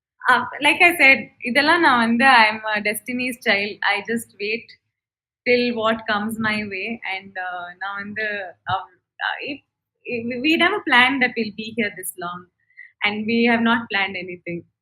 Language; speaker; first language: English; non-native, local second language; Tamil